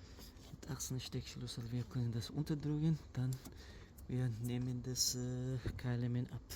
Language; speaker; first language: German; non-native, learner; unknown